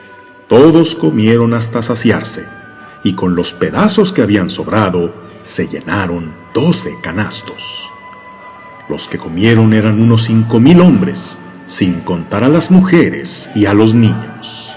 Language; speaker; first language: Spanish; native; Spanish